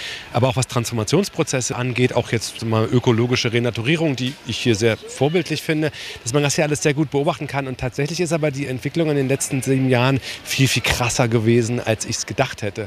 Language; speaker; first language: German; native; German